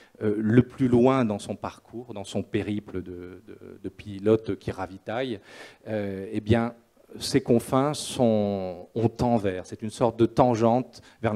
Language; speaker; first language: French; native; French